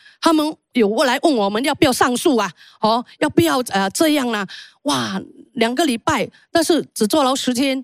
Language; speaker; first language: Chinese; early bilingual, heritage; Chinese